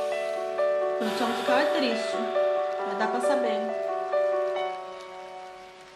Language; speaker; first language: Portuguese; native; Portuguese